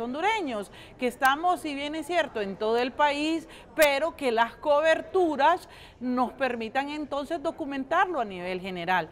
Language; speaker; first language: Spanish; native; Spanish